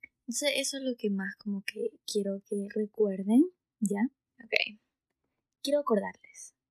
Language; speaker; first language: Spanish; early bilingual, heritage; Spanish